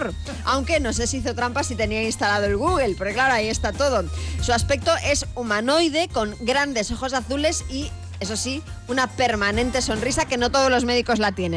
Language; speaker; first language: Spanish; native; Spanish